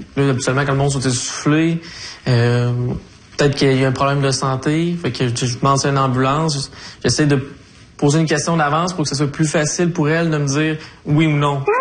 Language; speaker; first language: French; native; French